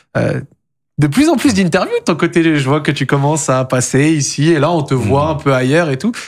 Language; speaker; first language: French; native; French